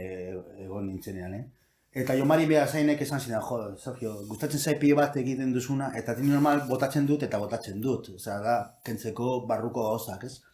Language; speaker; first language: Basque; non-native, local second language; Spanish